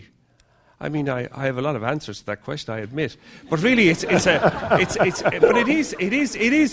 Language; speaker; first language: English; native; English